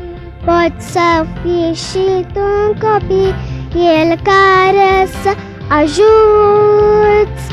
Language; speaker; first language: Romanian; early bilingual, heritage; Romanian